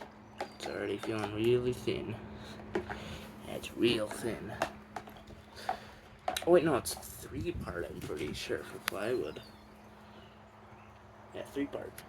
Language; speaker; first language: English; native; English